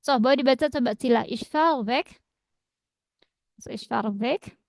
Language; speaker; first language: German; non-native, fluent; Indonesian